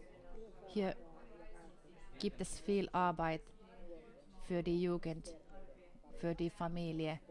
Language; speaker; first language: German; non-native, fluent; Finnish